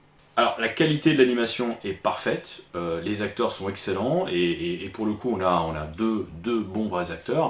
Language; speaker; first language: French; native; French